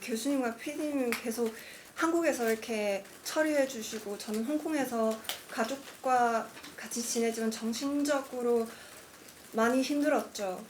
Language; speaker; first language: Korean; non-native, fluent; Cantonese